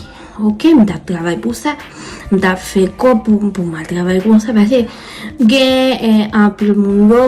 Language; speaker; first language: Haitian Creole; non-native, learner; Spanish